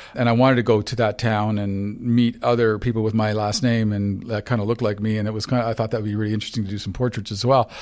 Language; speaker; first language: English; non-native, fluent; Ukrainian